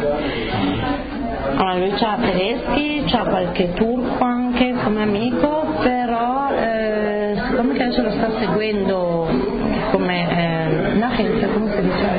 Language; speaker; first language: Italian; native; Italian